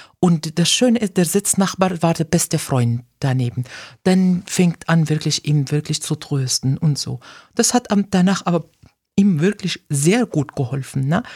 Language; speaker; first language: German; non-native, fluent; Arabic